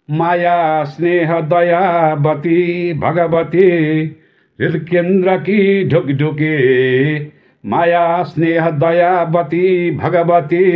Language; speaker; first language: Nepali; native; Nepali